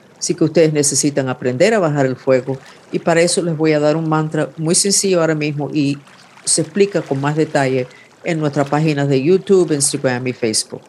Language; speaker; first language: Spanish; non-native, fluent; English